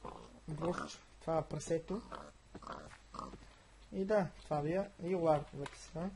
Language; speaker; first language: Bulgarian; native; Bulgarian